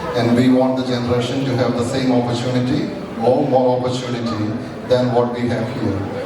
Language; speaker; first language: English; non-native, local second language; Malayalam